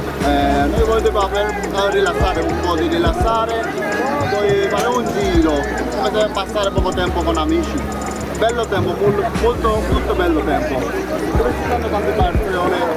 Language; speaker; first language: Italian; non-native, learner; Bangla